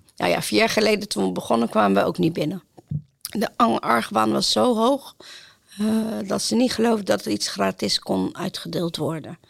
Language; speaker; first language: Dutch; non-native, fluent; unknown